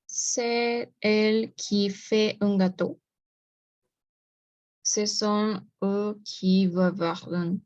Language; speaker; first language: French; non-native, learner; Spanish